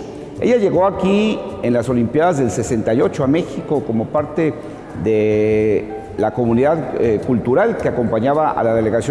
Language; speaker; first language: Spanish; native; Spanish